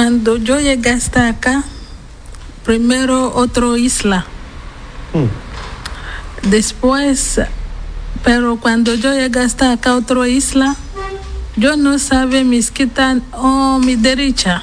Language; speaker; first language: Spanish; non-native, learner; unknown